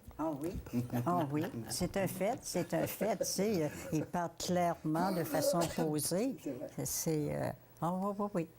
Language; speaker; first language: French; native; French